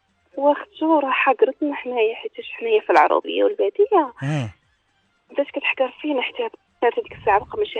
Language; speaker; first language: Arabic; native; Arabic